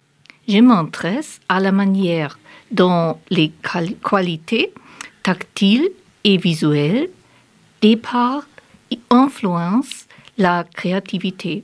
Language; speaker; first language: French; non-native, learner; German